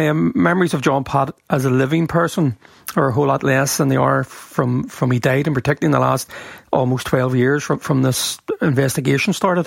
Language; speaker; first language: English; native; English